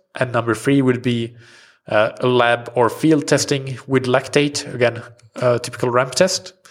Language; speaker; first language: English; non-native, fluent; Swedish